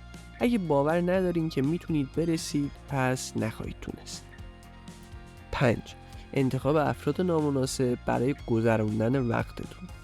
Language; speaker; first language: Persian; native; Persian